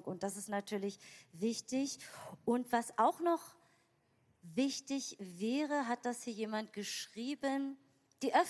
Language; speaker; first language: German; native; German